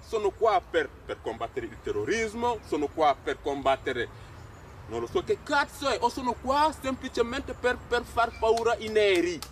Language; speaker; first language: Italian; non-native, fluent; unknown